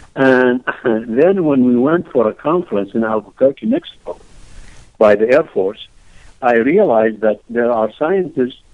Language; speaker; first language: English; non-native, fluent; Arabic